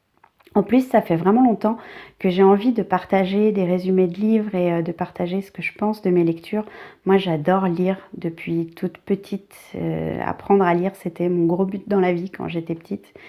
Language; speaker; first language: French; native; French